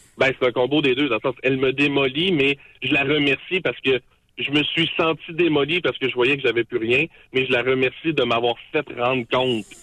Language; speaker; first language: French; native; French